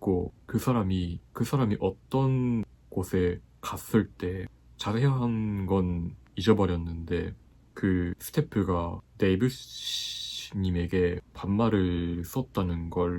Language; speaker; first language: Korean; non-native, fluent; Japanese